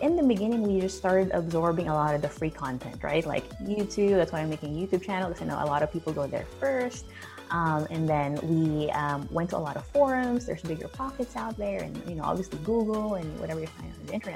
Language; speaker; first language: English; native; English